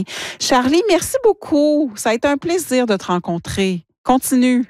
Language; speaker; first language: French; native; French